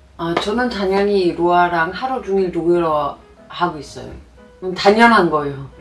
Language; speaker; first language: Korean; non-native, fluent; German